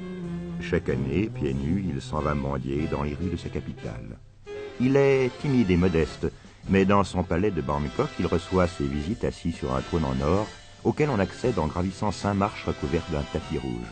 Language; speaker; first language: French; native; French